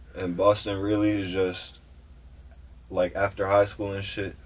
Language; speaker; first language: English; native; English